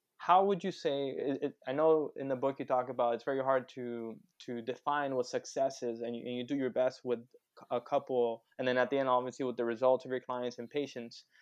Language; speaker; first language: English; native; English